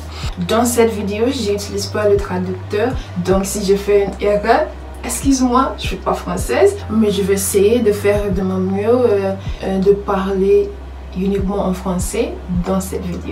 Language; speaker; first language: French; non-native, learner; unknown